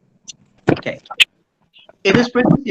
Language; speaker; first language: English; non-native, fluent; Indonesian